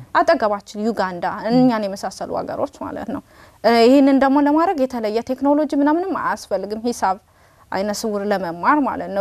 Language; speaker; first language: Amharic; native; Amharic